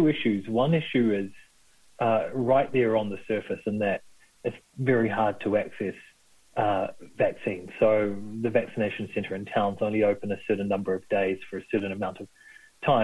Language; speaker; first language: English; native; English